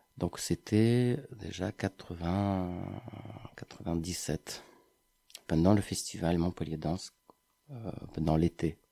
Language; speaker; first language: French; non-native, fluent; Ukrainian